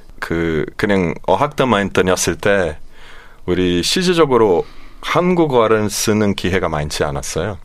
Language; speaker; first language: Korean; non-native, fluent; Portuguese